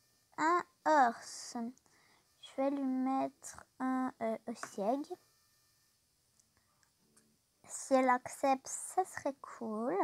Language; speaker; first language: French; native; French